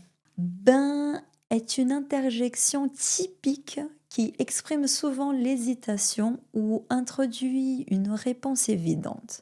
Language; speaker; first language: French; non-native, fluent; Portuguese